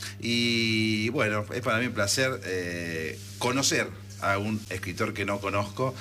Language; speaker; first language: Spanish; native; Spanish